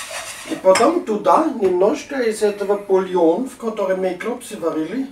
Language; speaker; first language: Russian; non-native, learner; German